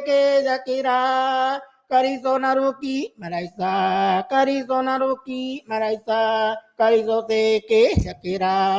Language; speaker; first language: Spanish; non-native, local second language; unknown